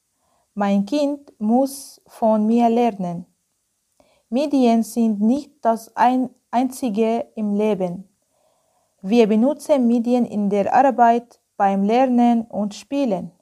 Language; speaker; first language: German; non-native, learner; Arabic